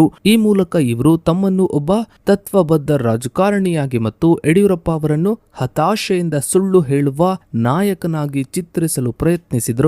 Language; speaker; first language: Kannada; native; Kannada